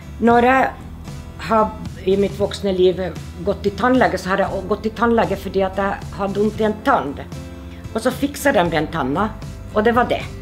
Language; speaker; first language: Norwegian; non-native, fluent; Finnish